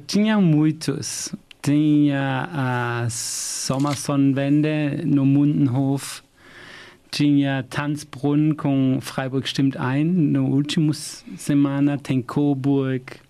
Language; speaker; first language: Portuguese; non-native, fluent; German